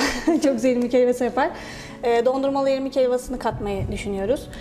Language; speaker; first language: Turkish; native; Turkish